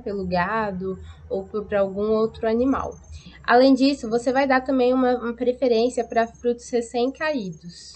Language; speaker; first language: Portuguese; native; Portuguese